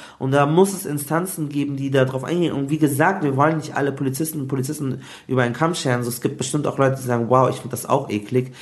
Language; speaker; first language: German; native; German